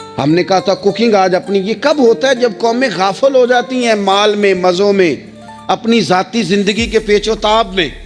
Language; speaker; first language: Urdu; non-native, local second language; Punjabi